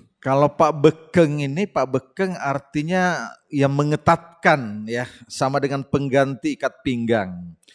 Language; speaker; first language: Indonesian; non-native, local second language; Buginese